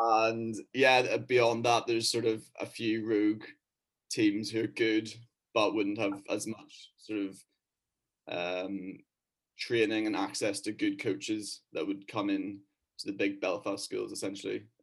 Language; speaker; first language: English; native; English